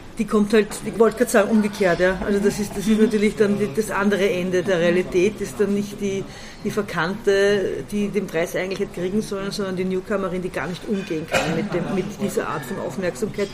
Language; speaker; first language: German; native; German